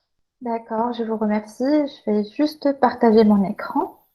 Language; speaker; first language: French; non-native, local second language; Arabic